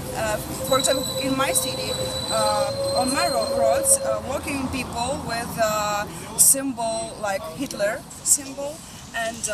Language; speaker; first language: English; non-native, learner; Russian